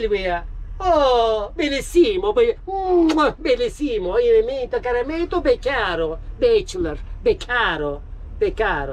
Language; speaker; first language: Italian; non-native, learner; Turkish